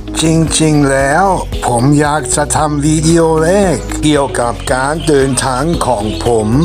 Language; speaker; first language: Thai; non-native, fluent; German